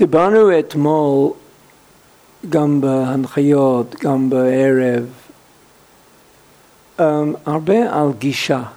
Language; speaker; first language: Hebrew; non-native, fluent; English